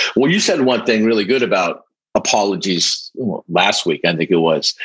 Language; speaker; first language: English; early bilingual, other home language; Polish